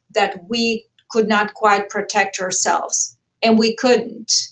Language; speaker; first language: English; non-native, fluent; Bulgarian